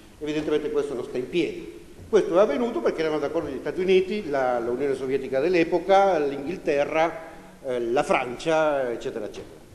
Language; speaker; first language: Italian; non-native, fluent; Spanish